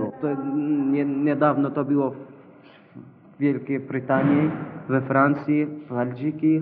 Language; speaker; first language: Polish; non-native, learner; Arabic